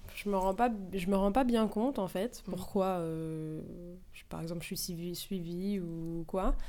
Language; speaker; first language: French; native; French